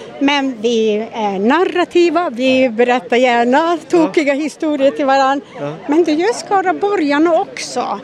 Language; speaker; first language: Swedish; native; Swedish